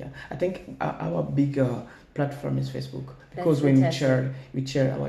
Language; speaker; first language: English; non-native, learner; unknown